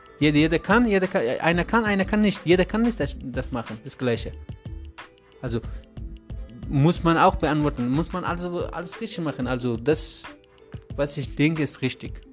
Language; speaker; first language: German; non-native, learner; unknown